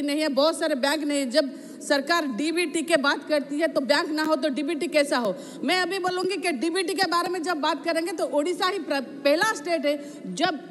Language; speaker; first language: Hindi; non-native, local second language; Odia